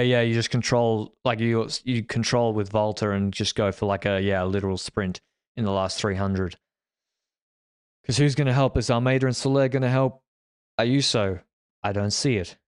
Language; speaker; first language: English; native; English